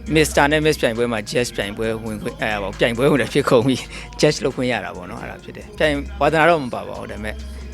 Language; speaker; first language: Burmese; non-native, local second language; Tedim Chin